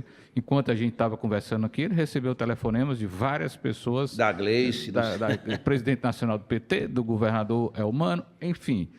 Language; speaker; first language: Portuguese; native; Portuguese